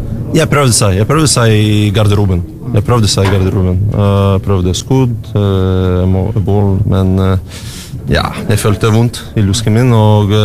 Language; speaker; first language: Norwegian; non-native, learner; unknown